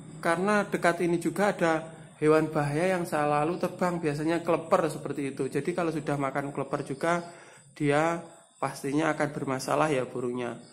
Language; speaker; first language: Indonesian; non-native, local second language; Javanese